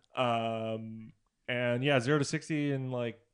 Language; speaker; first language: English; native; English